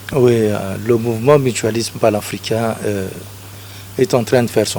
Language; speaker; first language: French; non-native, local second language; Lingala